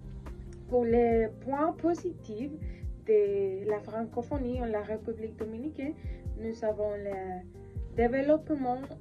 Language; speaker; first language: French; non-native, learner; Spanish